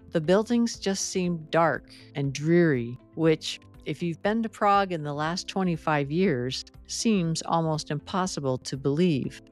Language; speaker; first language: English; native; English